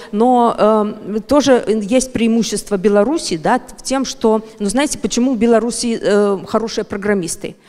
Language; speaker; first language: Russian; native; Russian